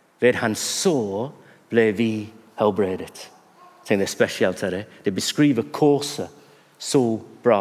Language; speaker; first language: Norwegian; non-native, fluent; English